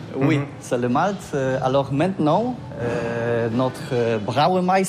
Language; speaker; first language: French; non-native, learner; Polish